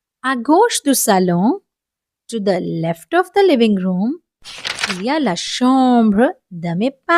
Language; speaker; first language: French; non-native, fluent; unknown